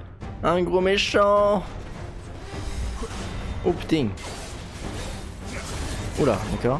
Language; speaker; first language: French; native; French